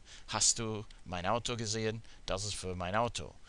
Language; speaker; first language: German; non-native, fluent; English